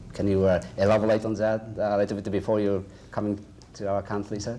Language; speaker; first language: English; non-native, fluent; Japanese